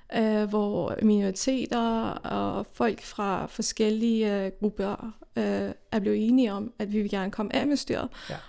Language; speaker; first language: Danish; early bilingual, other home language; Persian